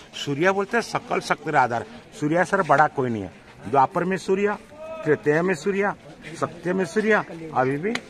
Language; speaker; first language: Hindi; non-native, local second language; Odia